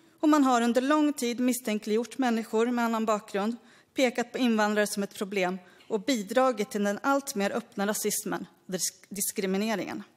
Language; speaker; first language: Swedish; early bilingual, other home language; Greek